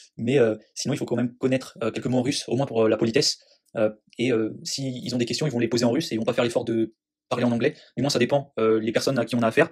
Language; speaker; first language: French; native; French